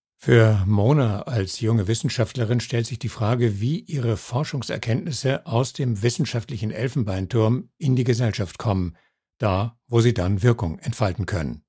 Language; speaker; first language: German; native; German